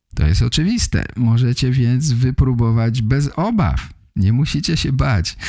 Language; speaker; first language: Polish; native; Polish